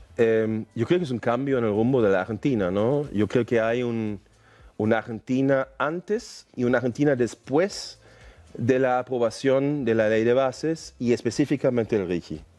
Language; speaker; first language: Spanish; non-native, fluent; German